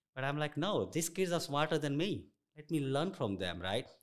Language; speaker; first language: English; non-native, local second language; Gujarati